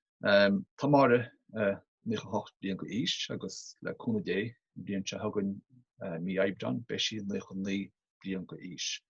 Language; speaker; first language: Irish; native; Irish